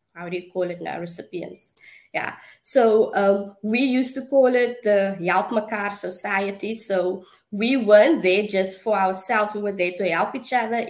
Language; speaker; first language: English; non-native, local second language; Afrikaans